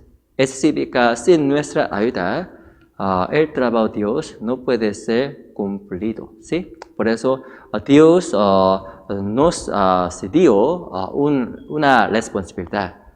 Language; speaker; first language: Spanish; non-native, fluent; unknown